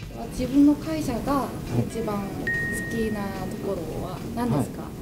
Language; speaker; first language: Japanese; non-native, learner; Korean